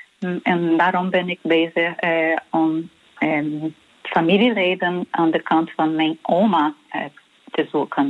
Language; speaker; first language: Dutch; non-native, learner; Portuguese